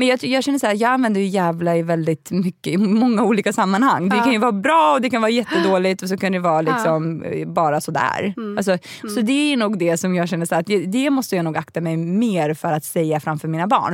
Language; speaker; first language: Swedish; native; Swedish